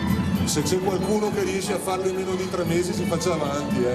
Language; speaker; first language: Italian; native; Italian